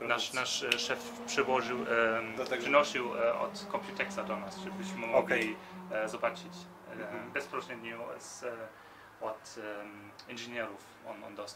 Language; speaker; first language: Polish; early bilingual, heritage; Polish